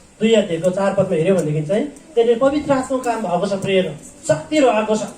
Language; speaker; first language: Nepali; non-native, local second language; Eastern Tamang